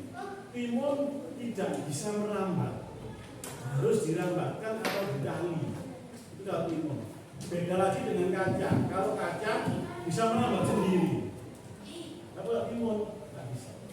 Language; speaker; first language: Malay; non-native, local second language; Javanese